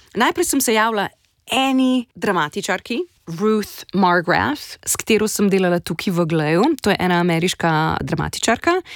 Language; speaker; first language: Slovenian; native; Slovenian